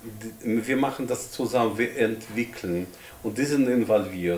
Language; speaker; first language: German; non-native, fluent; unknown